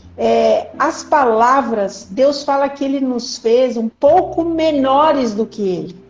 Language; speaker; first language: Portuguese; native; Portuguese